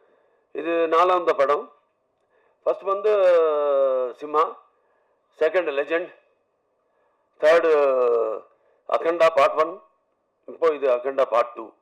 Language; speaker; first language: Tamil; non-native, learner; Telugu